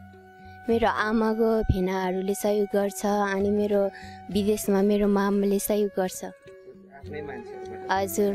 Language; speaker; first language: Nepali; non-native, local second language; Eastern Tamang